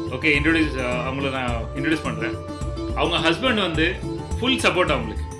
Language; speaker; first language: Tamil; native; Tamil